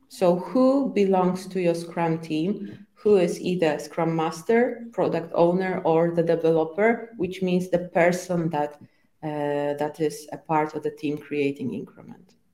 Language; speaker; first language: English; non-native, fluent; Polish